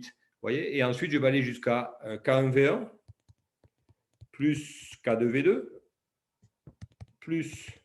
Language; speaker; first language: French; native; French